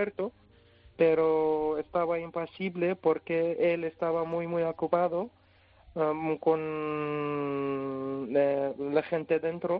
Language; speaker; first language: Spanish; non-native, learner; Persian